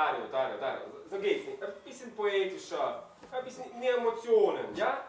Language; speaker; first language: German; native; German